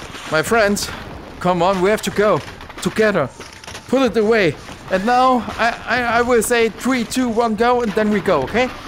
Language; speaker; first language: English; non-native, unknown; German